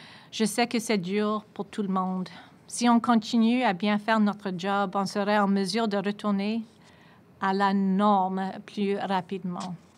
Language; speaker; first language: French; non-native, fluent; English